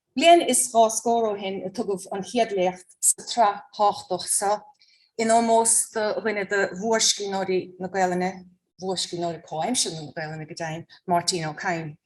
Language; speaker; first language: Irish; native; Irish